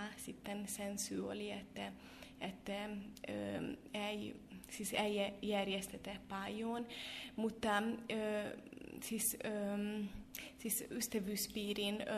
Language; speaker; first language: Finnish; non-native, fluent; Hungarian